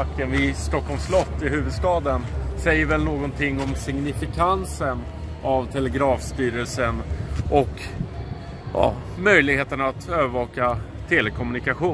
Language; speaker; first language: Swedish; native; Swedish